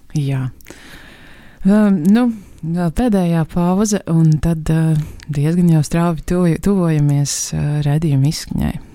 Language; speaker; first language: Latvian; native; Latvian